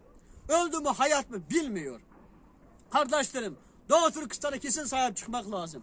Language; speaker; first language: Turkish; non-native, learner; Uyghur